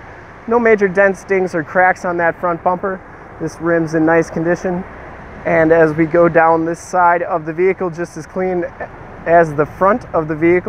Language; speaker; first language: English; native; English